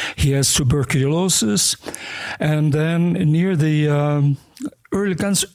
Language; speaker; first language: English; early bilingual, other home language; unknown